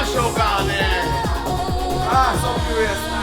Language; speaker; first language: Japanese; non-native, learner; Chinese